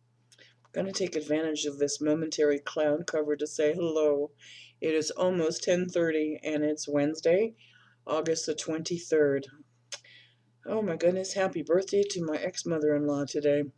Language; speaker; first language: English; native; English